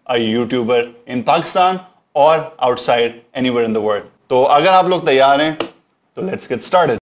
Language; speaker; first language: Urdu; native; Urdu